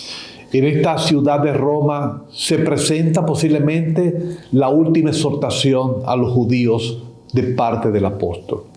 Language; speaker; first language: Spanish; native; Spanish